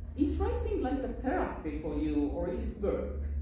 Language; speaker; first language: English; non-native, fluent; Estonian